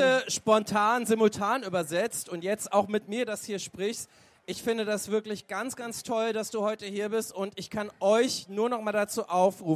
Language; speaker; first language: German; native; German